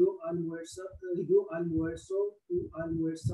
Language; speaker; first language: Spanish; non-native, learner; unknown